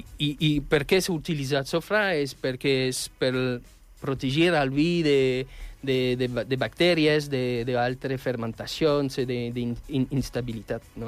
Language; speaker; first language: Catalan; non-native, fluent; French